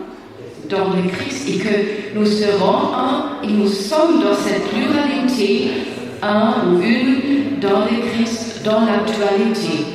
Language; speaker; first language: French; non-native, fluent; German